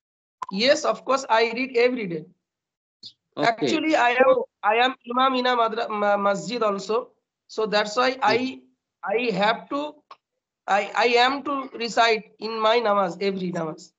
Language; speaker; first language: English; non-native, learner; Bangla